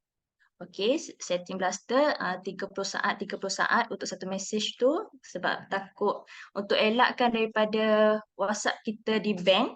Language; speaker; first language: Malay; native; Malay